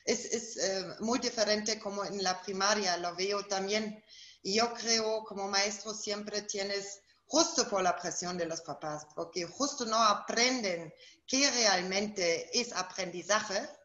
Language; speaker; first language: Spanish; non-native, fluent; German